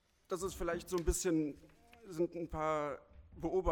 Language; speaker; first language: German; native; German